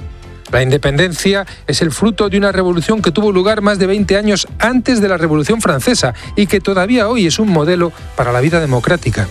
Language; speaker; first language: Spanish; native; Spanish